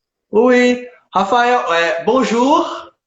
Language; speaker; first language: French; non-native, fluent; Portuguese